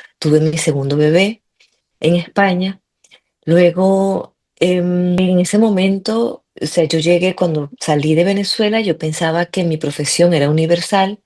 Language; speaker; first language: Spanish; native; Spanish